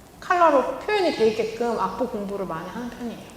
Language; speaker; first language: Korean; native; Korean